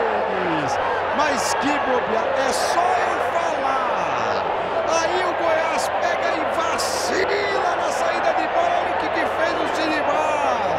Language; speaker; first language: Portuguese; native; Portuguese